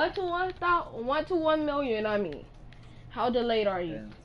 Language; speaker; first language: English; native; English